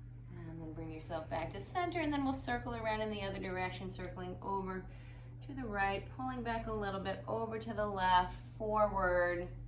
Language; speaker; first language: English; native; English